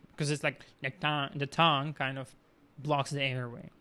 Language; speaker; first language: English; non-native, fluent; Russian